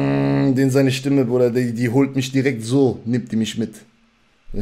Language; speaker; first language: German; native; German